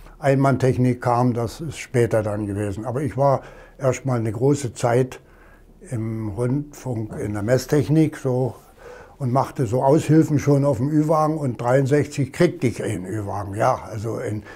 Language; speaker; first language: German; native; German